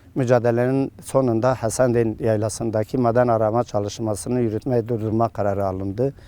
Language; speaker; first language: Turkish; non-native, local second language; Kurdish